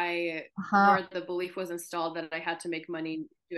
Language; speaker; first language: English; native; English